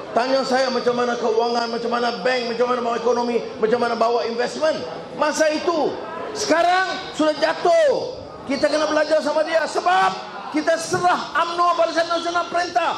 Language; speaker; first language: Malay; native; Malay